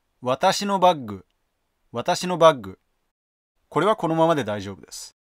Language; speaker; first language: Japanese; native; Japanese